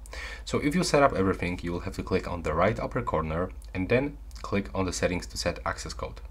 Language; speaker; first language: English; non-native, fluent; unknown